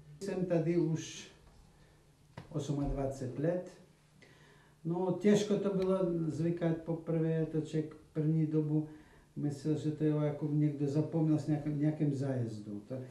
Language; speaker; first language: Czech; non-native, fluent; Russian